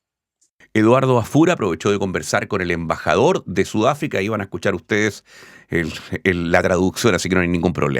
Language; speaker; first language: Spanish; native; Spanish